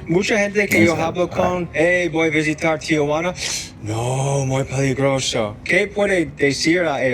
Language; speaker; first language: Spanish; non-native, learner; English